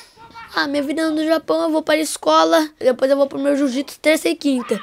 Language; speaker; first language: Portuguese; early bilingual, heritage; Portuguese